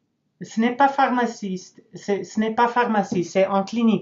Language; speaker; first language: French; non-native, learner; English